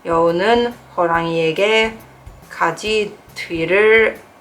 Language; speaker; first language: Korean; non-native, learner; English